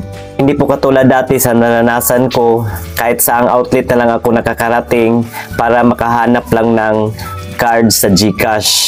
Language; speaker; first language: Filipino; native; Filipino